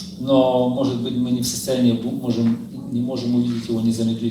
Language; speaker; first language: Russian; native; Russian